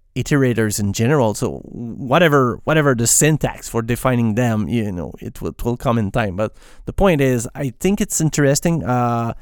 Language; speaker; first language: English; non-native, fluent; French